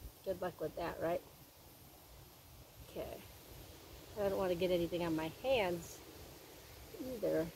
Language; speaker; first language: English; native; English